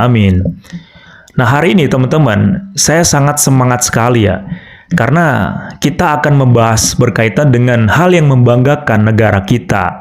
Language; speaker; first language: Indonesian; native; Indonesian